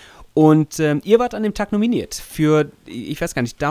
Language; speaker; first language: German; native; German